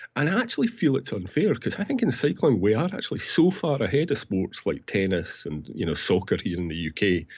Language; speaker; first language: English; native; English